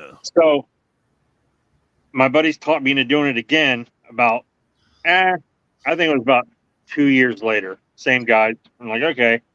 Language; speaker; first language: English; native; English